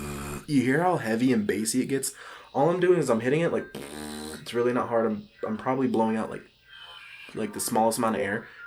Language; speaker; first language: English; native; English